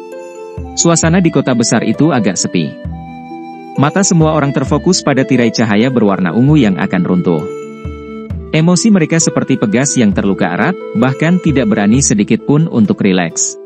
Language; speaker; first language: Indonesian; native; Indonesian